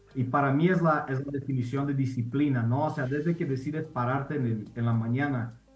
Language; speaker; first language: Spanish; non-native, fluent; Portuguese